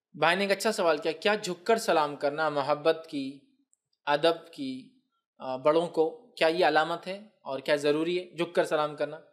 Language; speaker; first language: Urdu; native; Urdu